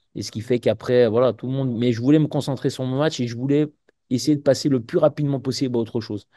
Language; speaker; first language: French; native; French